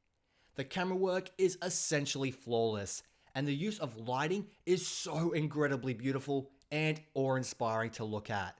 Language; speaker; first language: English; native; English